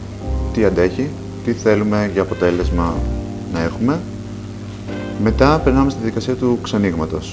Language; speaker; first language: Greek; native; Greek